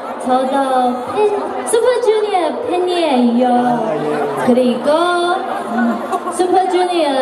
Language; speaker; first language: Korean; non-native, learner; Chinese